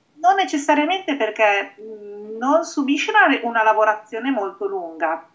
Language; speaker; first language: Italian; native; Italian